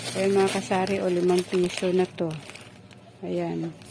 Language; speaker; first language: Filipino; non-native, local second language; Cebuano